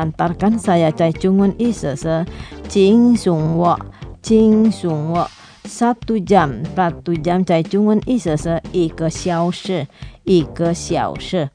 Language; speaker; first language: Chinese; non-native, fluent; Indonesian